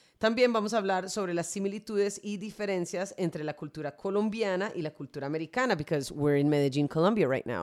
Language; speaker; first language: Spanish; native; Spanish